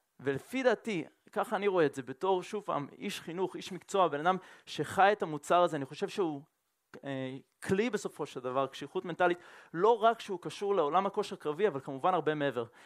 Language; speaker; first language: Hebrew; non-native, fluent; French